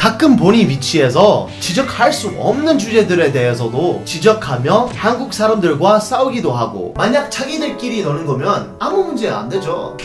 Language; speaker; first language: Korean; non-native, fluent; English